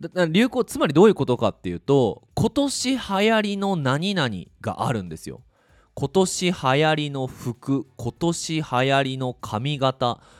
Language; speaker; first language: Japanese; native; Japanese